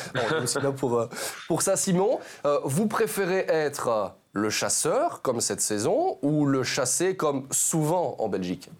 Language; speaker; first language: French; native; French